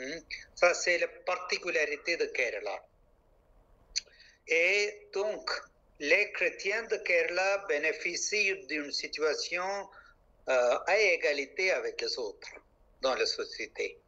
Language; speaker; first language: French; non-native, local second language; Malayalam